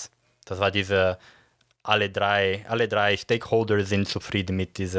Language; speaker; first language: German; non-native, fluent; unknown